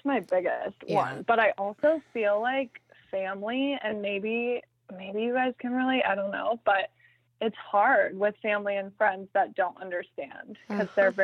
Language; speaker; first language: English; native; English